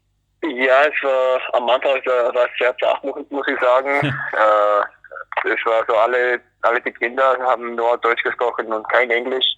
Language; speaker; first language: German; early bilingual, other home language; Greek